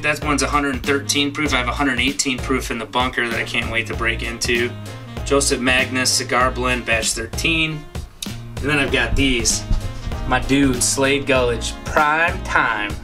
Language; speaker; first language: English; native; English